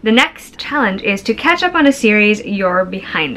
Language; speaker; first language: English; native; English